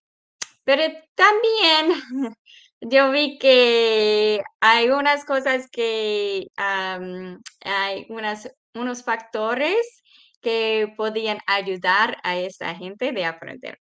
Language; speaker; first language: Spanish; non-native, fluent; English